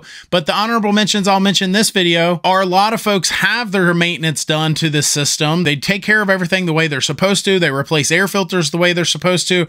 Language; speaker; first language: English; native; English